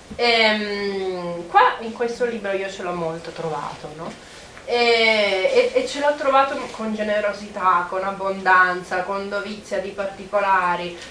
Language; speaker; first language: Italian; non-native, fluent; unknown